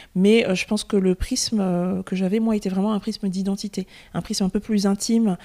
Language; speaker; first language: French; native; French